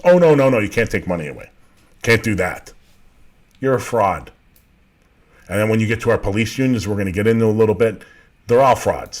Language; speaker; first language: English; native; English